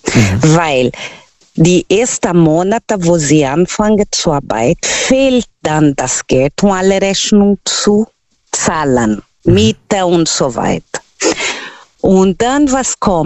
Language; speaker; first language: German; non-native, learner; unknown